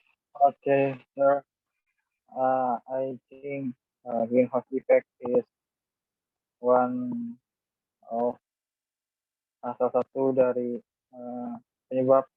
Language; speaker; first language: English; non-native, local second language; Indonesian